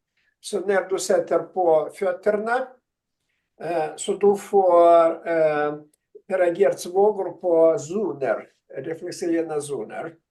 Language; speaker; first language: Swedish; non-native, fluent; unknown